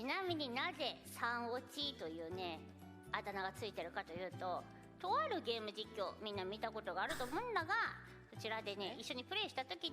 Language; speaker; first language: Japanese; native; Japanese